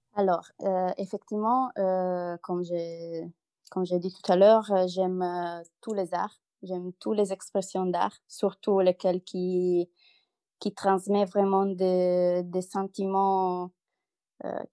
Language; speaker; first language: French; non-native, learner; Italian